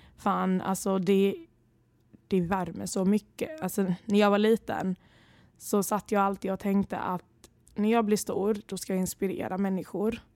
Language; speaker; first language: Swedish; early bilingual, other home language; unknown